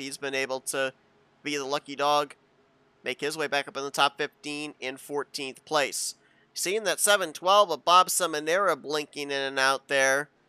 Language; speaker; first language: English; native; English